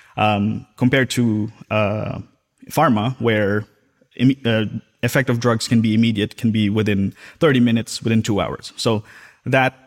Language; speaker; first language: English; non-native, local second language; Filipino